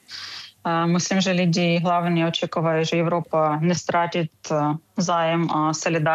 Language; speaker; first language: Czech; non-native, fluent; Ukrainian